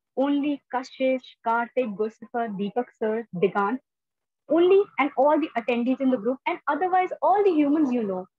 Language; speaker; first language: English; non-native, local second language; Hindi